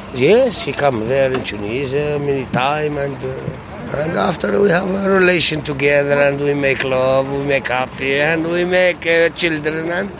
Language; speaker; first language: English; non-native, learner; Arabic